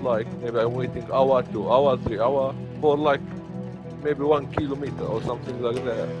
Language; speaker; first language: English; non-native, learner; Arabic